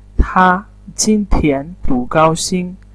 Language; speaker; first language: Chinese; non-native, learner; Urdu